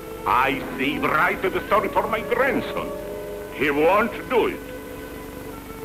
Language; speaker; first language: English; non-native, fluent; Italian